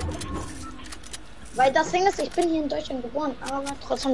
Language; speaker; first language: German; early bilingual, other home language; Macedonian